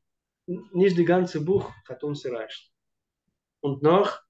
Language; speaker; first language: German; non-native, fluent; Russian